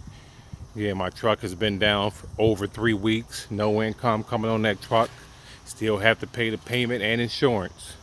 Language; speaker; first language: English; native; English